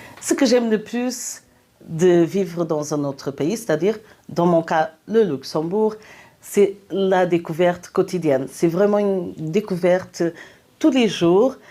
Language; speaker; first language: French; non-native, fluent; Portuguese